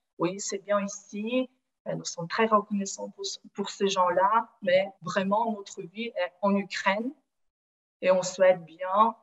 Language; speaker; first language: French; non-native, fluent; Ukrainian